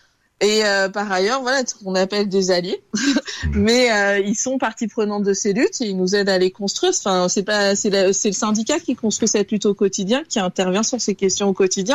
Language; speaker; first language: French; native; French